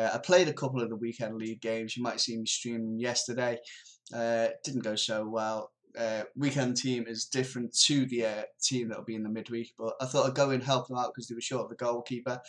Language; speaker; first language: English; native; English